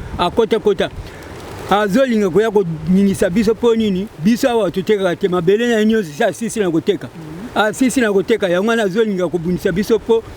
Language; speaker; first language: Lingala; non-native, local second language; Kongo